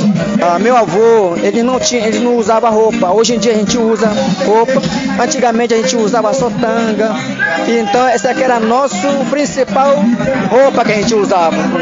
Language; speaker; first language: Portuguese; non-native, local second language; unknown